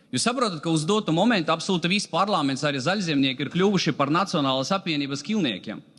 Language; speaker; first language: Latvian; non-native, local second language; Russian